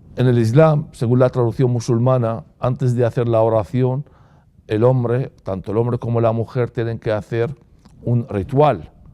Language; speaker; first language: Spanish; non-native, fluent; Arabic